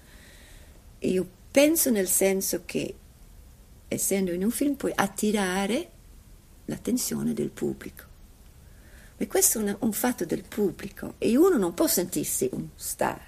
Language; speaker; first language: Italian; non-native, fluent; English